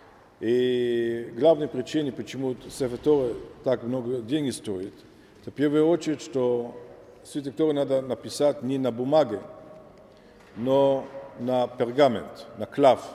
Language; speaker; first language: Russian; non-native, learner; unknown